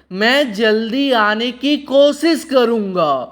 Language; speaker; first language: Hindi; non-native, fluent; Bangla